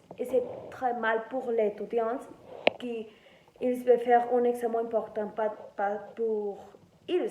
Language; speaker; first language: French; non-native, learner; Spanish